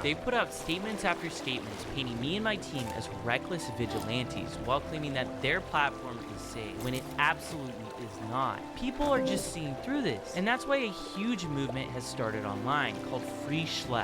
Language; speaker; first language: English; native; English